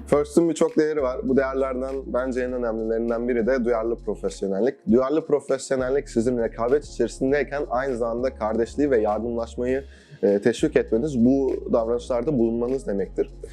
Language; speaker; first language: Turkish; native; Turkish